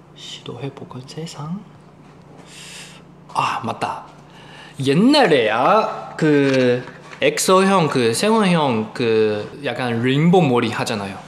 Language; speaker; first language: Korean; non-native, fluent; Chinese